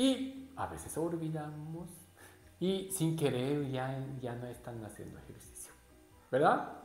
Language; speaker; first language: Spanish; non-native, learner; Japanese